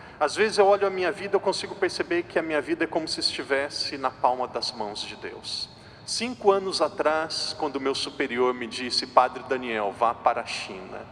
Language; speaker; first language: Portuguese; native; Portuguese